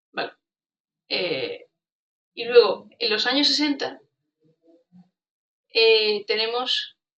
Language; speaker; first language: Spanish; native; Spanish